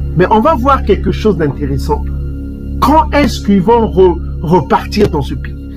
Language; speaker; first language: French; non-native, local second language; Kongo